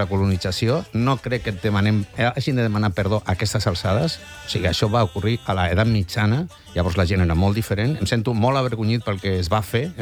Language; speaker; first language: Catalan; non-native, local second language; Spanish